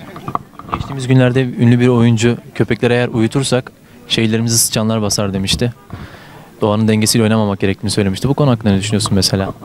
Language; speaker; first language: Turkish; native; Turkish